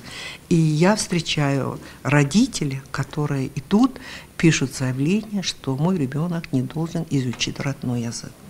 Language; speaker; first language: Russian; non-native, local second language; Karachay-Balkar